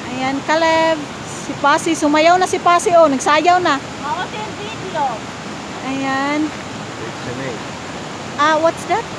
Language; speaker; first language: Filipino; non-native, local second language; Cebuano